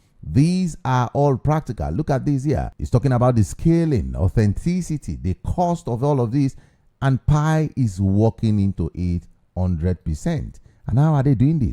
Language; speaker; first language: English; non-native, local second language; Yoruba